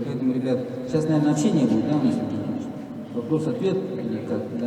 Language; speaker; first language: Russian; native; Russian